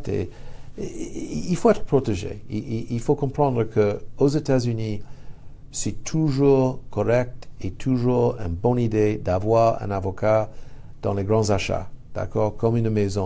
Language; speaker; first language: French; non-native, fluent; English